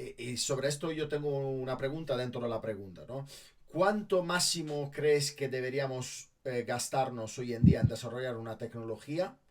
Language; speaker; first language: Spanish; native; Spanish